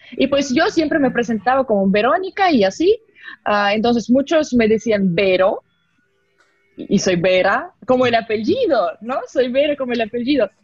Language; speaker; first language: Spanish; non-native, fluent; Russian